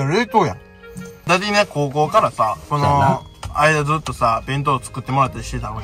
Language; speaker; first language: Japanese; native; Japanese